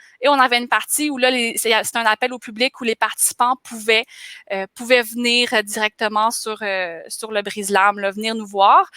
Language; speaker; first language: French; native; French